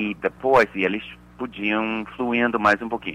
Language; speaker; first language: Portuguese; non-native, fluent; English